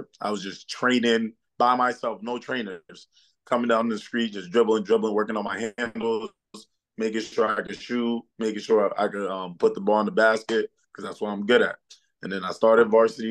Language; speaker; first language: English; early bilingual, other home language; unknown